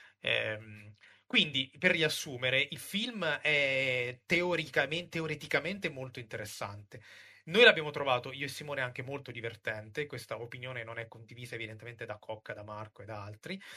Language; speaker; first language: Italian; native; Italian